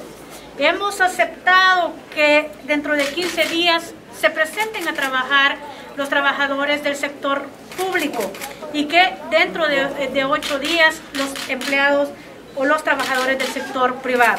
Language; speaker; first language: Spanish; native; Spanish